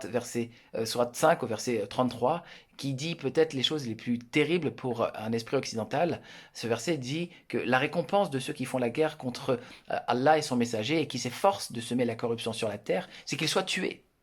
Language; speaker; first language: French; native; French